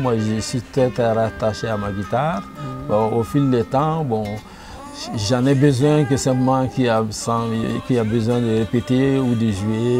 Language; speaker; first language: French; non-native, local second language; Bambara